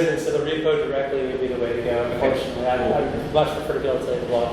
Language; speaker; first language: English; native; English